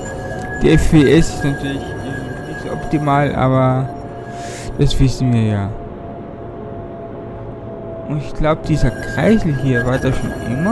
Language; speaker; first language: German; native; German